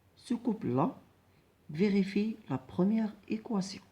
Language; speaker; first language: French; non-native, local second language; Arabic